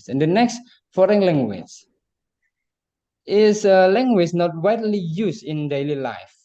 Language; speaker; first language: English; non-native, fluent; Indonesian